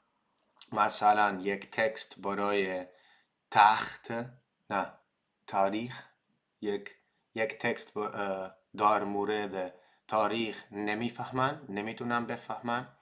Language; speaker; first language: Persian; non-native, learner; Dutch